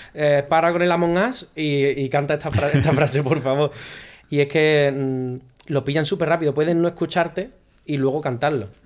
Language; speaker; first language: Spanish; native; Spanish